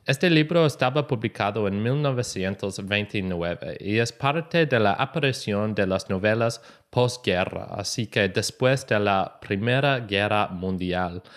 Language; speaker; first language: Spanish; non-native, learner; English